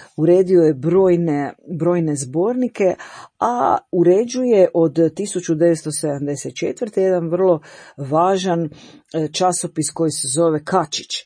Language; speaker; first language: Croatian; native; Croatian